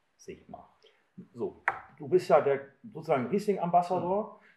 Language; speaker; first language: German; non-native, fluent; English